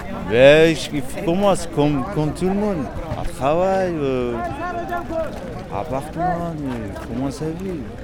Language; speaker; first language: French; non-native, learner; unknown